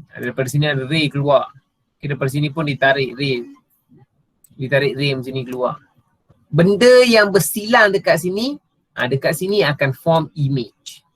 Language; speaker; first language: Malay; non-native, local second language; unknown